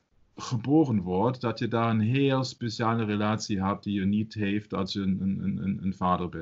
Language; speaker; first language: Dutch; non-native, learner; German